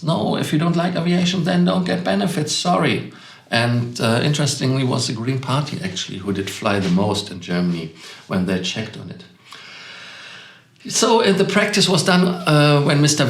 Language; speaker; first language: English; non-native, fluent; German